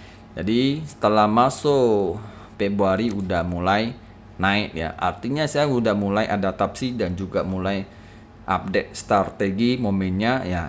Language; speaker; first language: Indonesian; native; Indonesian